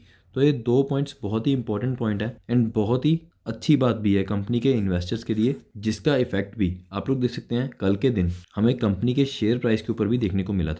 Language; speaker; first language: Hindi; native; Hindi